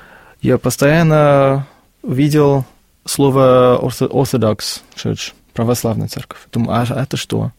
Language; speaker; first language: Russian; non-native, fluent; Afrikaans